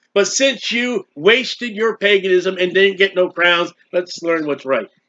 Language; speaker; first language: English; native; English